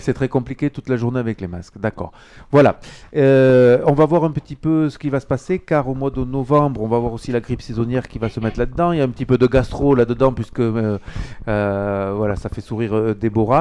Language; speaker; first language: French; native; French